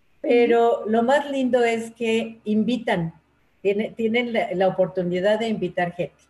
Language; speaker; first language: Spanish; native; Spanish